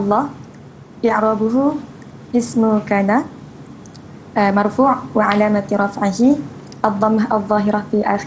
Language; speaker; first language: Arabic; non-native, learner; Malay